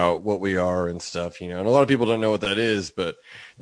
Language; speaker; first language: English; native; English